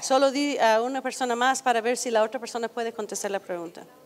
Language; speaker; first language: Spanish; non-native, fluent; English